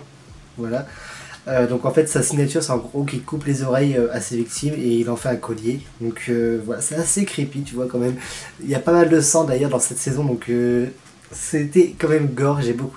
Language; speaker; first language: French; native; French